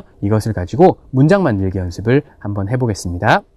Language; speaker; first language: Korean; native; Korean